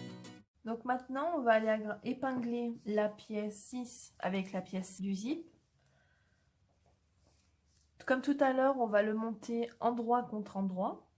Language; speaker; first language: French; native; French